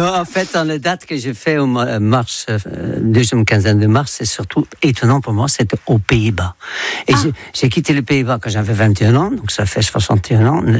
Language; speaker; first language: French; non-native, fluent; Dutch